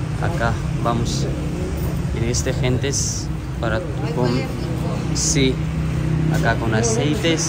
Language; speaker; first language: Spanish; non-native, learner; Urdu